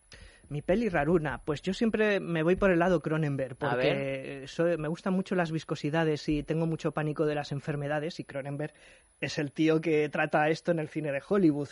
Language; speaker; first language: Spanish; native; Spanish